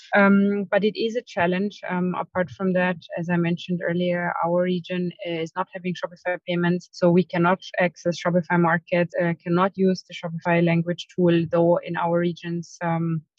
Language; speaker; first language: English; non-native, fluent; German